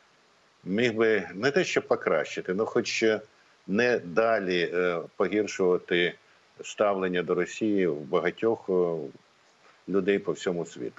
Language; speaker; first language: Ukrainian; native; Ukrainian